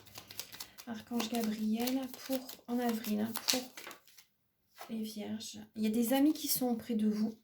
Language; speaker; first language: French; native; French